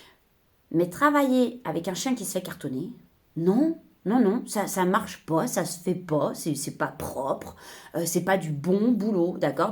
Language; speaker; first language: French; native; French